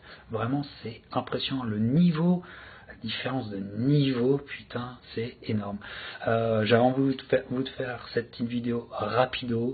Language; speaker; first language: French; native; French